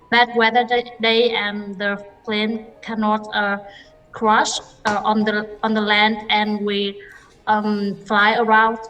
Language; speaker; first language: English; non-native, learner; Vietnamese